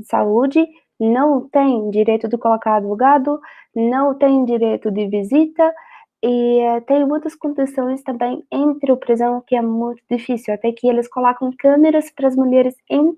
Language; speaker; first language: Portuguese; non-native, fluent; Arabic